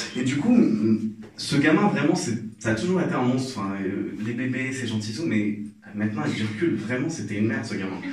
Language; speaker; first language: French; non-native, local second language; Arabic